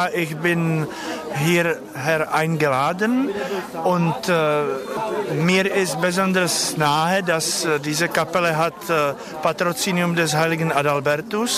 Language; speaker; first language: German; non-native, fluent; Czech